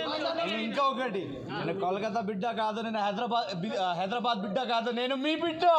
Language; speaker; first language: Telugu; non-native, learner; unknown